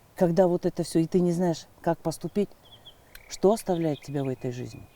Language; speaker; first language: Russian; non-native, local second language; Kazakh